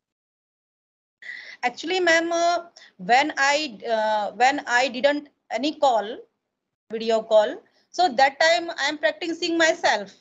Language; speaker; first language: English; non-native, learner; Hindi